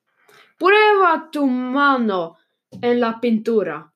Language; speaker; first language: Spanish; non-native, learner; Swedish